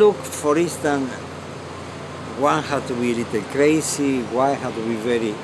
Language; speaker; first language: English; non-native, fluent; Spanish